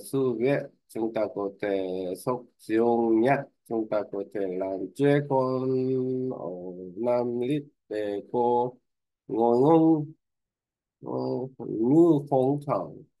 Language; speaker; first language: Vietnamese; non-native, learner; Korean